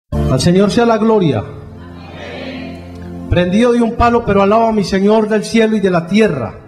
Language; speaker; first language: Spanish; native; Spanish